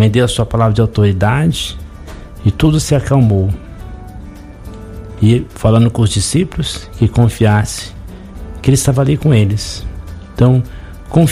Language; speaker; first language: Portuguese; native; Portuguese